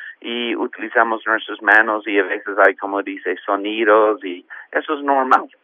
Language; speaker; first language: Spanish; non-native, fluent; English